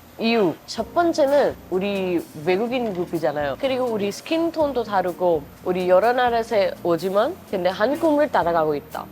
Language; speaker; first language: Korean; non-native, fluent; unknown